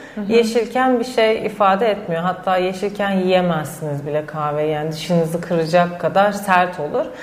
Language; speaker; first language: Turkish; native; Turkish